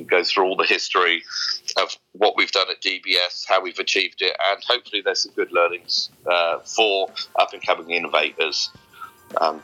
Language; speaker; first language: English; native; English